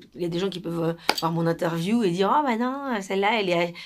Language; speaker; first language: French; non-native, fluent; Spanish